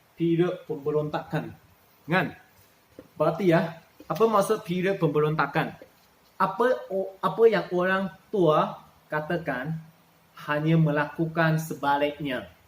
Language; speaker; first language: Malay; non-native, local second language; Chinese